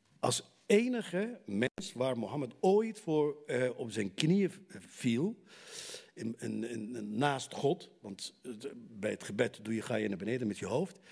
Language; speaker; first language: Dutch; non-native, fluent; Arabic